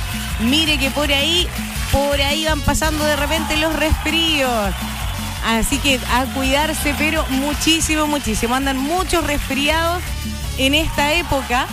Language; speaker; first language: Spanish; native; Spanish